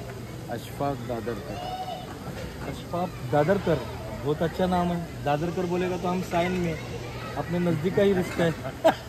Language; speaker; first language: Hindi; non-native, local second language; Marathi